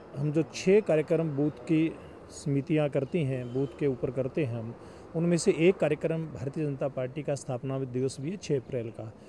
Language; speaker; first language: Hindi; native; Hindi